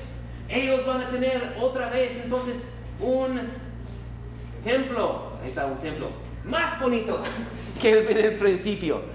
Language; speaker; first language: Spanish; non-native, fluent; English